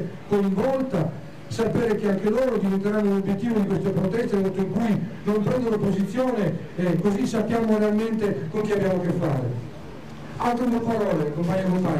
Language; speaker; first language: Italian; native; Italian